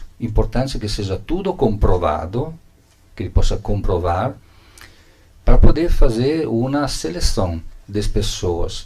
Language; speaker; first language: Portuguese; non-native, learner; Italian